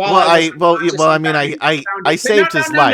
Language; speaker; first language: English; native; English